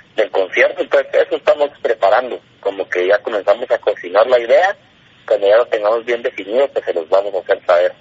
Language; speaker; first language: Spanish; native; Spanish